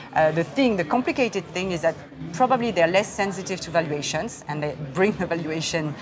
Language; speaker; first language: English; non-native, fluent; Korean